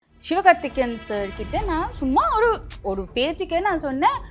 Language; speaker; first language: Tamil; non-native, local second language; Bangla